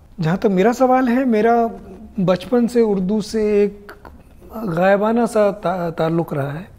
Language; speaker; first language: Urdu; non-native, local second language; Hindi